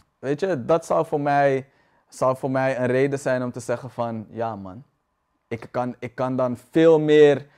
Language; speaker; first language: Dutch; native; Dutch